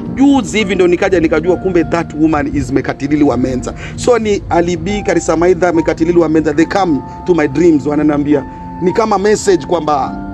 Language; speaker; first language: Swahili; non-native, local second language; Giryama